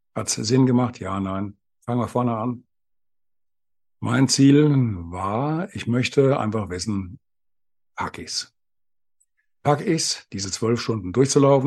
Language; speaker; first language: German; native; German